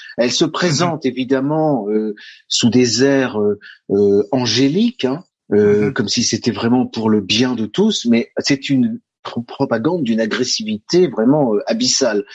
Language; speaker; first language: French; native; French